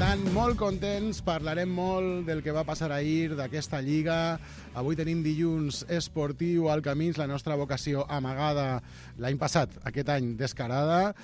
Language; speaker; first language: Catalan; native; Catalan